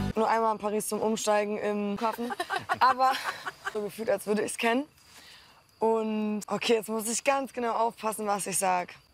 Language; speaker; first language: German; early bilingual, other home language; Polish